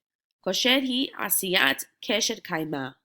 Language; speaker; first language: Hebrew; non-native, fluent; English